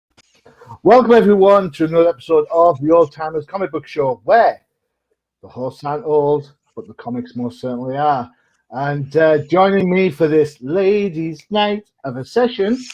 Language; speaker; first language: English; native; English